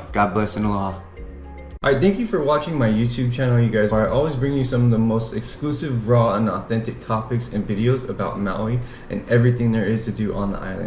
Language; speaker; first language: English; native; English